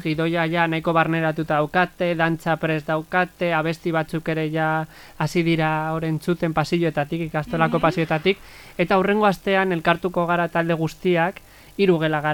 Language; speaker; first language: Basque; native; Basque